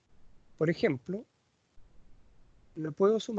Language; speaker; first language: Spanish; native; Spanish